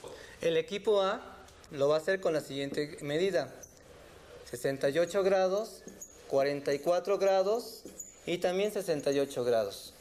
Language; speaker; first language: Spanish; native; Spanish